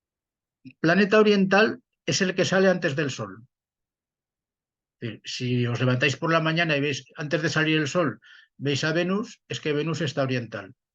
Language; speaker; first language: Spanish; native; Spanish